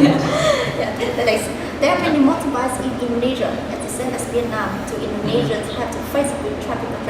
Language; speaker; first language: English; non-native, fluent; Vietnamese